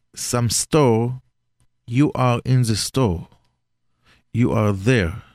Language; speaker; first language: English; non-native, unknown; Hebrew